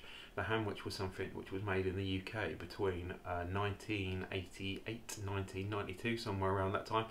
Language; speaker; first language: English; native; English